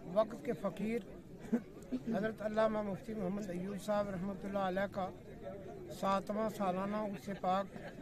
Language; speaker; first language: Hindi; native; Hindi